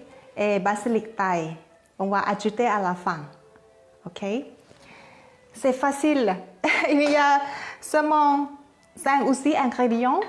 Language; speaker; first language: French; non-native, learner; Thai